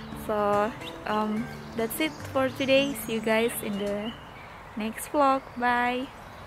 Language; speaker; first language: English; non-native, fluent; Indonesian